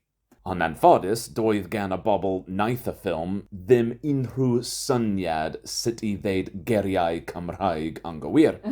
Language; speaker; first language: Welsh; non-native, fluent; English